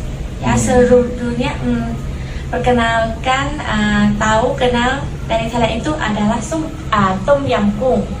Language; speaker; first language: Indonesian; non-native, learner; Thai